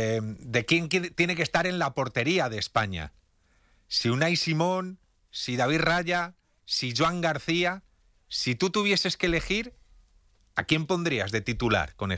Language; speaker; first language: Spanish; native; Spanish